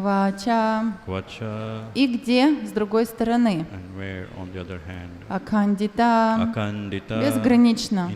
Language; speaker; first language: Russian; native; Russian